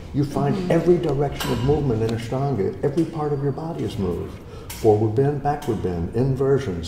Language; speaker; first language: English; native; English